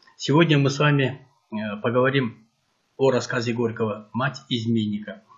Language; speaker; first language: Russian; non-native, local second language; Kyrgyz